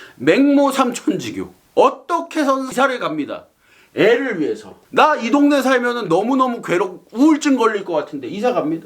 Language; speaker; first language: Korean; native; Korean